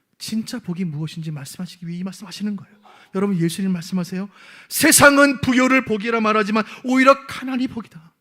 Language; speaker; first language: Korean; native; Korean